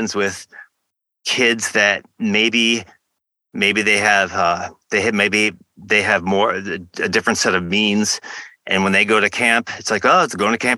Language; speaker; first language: English; native; English